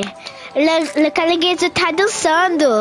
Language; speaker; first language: Portuguese; early bilingual, heritage; Portuguese